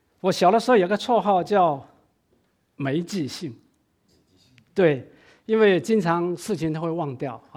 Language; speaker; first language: Chinese; non-native, local second language; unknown